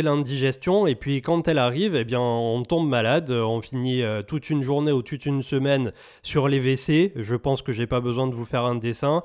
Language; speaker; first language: French; native; French